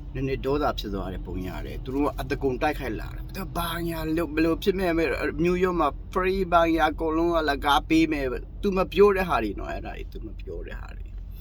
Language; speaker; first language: Burmese; native; Burmese